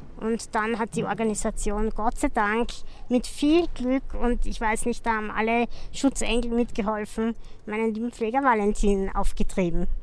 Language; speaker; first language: German; native; German